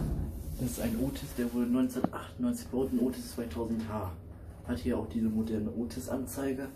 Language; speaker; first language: German; native; German